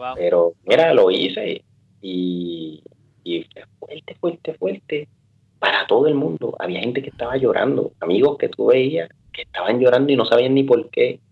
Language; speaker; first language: Spanish; native; Spanish